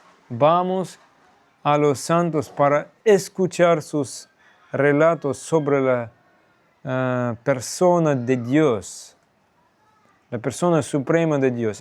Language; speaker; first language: Spanish; non-native, fluent; Russian